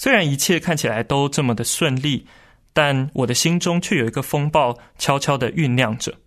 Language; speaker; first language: Chinese; native; Chinese